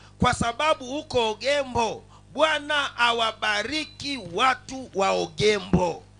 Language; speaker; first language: Swahili; non-native, local second language; Sukuma